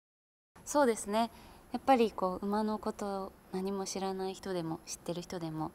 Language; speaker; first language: Japanese; native; Japanese